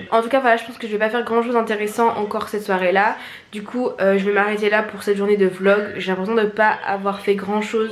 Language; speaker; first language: French; native; French